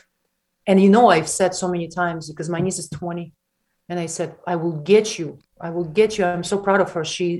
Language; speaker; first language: English; non-native, fluent; Russian